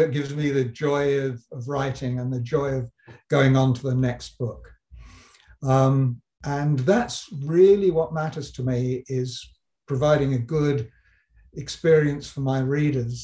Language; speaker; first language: English; native; English